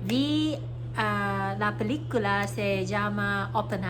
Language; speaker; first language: Spanish; non-native, learner; Cantonese